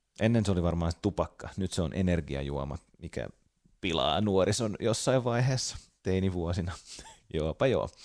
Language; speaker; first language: Finnish; native; Finnish